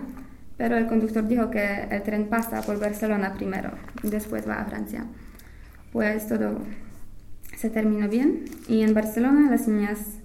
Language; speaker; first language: Spanish; non-native, fluent; English